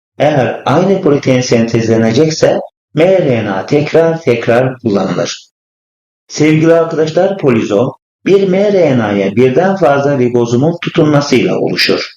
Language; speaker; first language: Turkish; native; Turkish